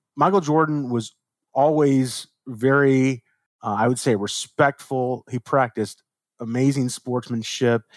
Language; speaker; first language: English; native; English